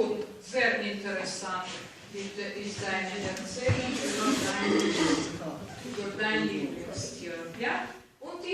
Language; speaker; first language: German; non-native, fluent; Russian